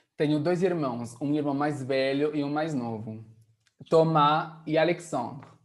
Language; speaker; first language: Portuguese; non-native, fluent; French